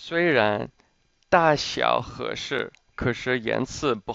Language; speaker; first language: Chinese; non-native, fluent; English